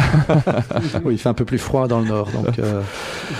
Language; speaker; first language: French; native; French